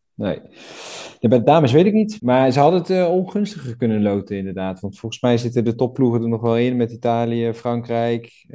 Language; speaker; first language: Dutch; native; Dutch